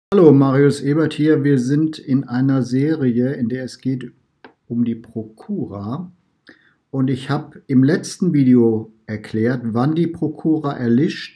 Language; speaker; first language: German; native; German